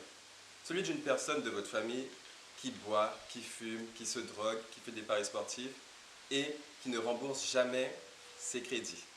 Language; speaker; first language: French; native; French